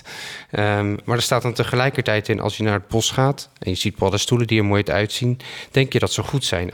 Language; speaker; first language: Dutch; native; Dutch